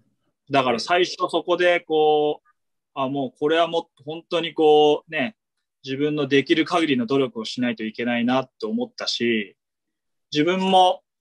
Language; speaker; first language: Japanese; native; Japanese